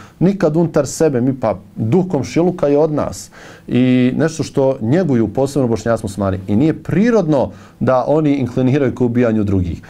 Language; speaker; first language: Bosnian; native; Bosnian